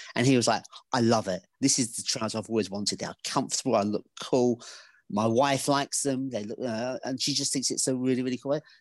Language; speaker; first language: English; native; English